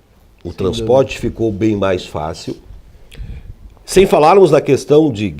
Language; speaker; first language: Portuguese; native; Portuguese